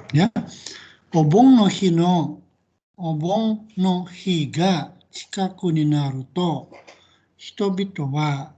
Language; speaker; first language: Japanese; non-native, fluent; Indonesian